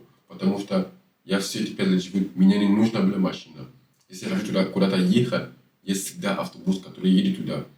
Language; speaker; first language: Russian; non-native, fluent; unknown